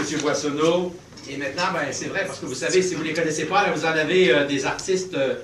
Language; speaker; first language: French; native; French